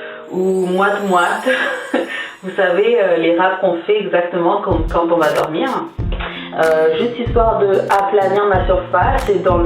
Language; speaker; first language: French; native; French